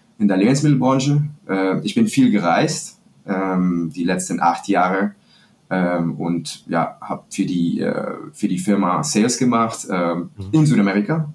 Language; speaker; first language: German; non-native, fluent; Spanish